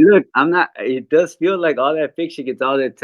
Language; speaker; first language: English; native; English